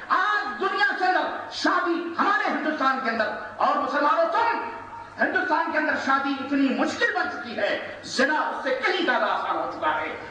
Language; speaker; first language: Urdu; native; Urdu